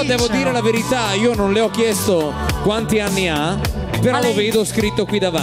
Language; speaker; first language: Italian; native; Italian